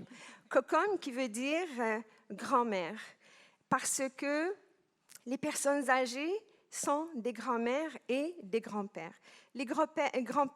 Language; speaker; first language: French; non-native, local second language; Arabic